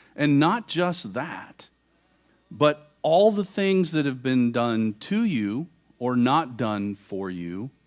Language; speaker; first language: English; native; English